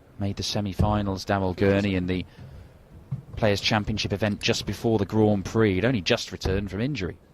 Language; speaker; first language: English; native; English